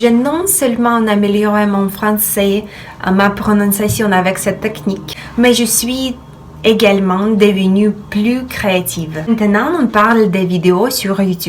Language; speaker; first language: French; non-native, fluent; Russian